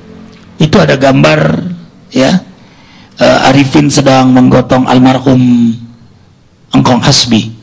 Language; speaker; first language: Indonesian; native; Indonesian